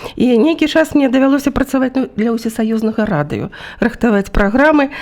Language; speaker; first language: Belarusian; native; Belarusian